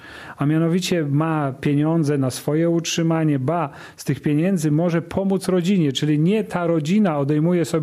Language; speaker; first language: Polish; native; Polish